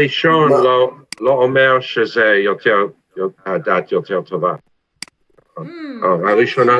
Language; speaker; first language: Hebrew; non-native, fluent; English